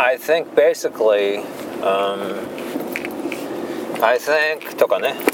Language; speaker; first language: English; non-native, fluent; Japanese